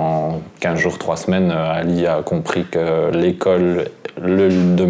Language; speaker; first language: French; native; French